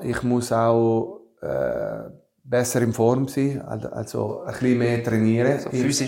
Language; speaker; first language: German; non-native, fluent; Italian